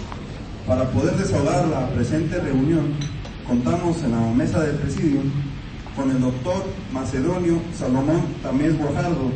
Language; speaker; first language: Spanish; native; Spanish